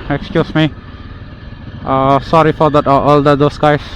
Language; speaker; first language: English; non-native, local second language; Tamil